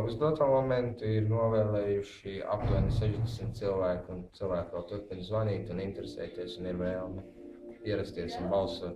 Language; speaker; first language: Latvian; native; Latvian